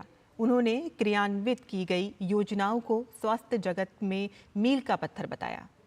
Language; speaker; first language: Hindi; native; Hindi